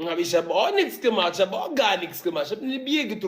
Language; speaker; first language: German; native; German